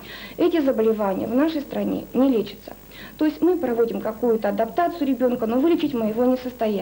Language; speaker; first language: Russian; native; Russian